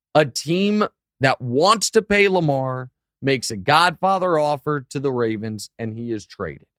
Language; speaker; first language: English; native; English